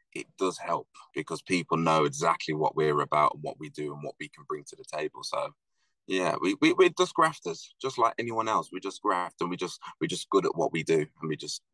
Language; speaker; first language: English; native; English